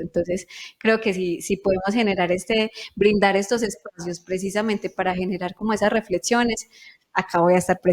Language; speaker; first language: Spanish; native; Spanish